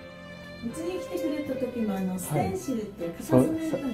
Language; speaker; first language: Japanese; native; Japanese